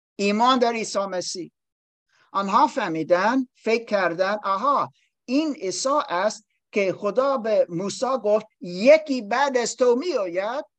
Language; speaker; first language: Persian; non-native, learner; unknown